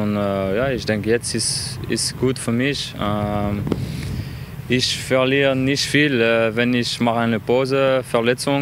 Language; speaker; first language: German; non-native, learner; French